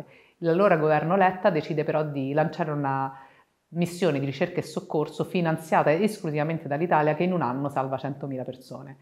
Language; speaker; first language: Italian; native; Italian